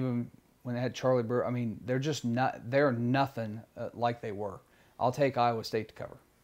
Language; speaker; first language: English; native; English